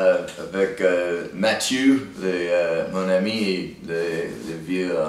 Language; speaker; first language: French; non-native, learner; English